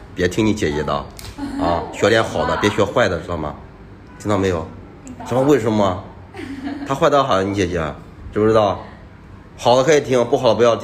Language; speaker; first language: Chinese; native; Chinese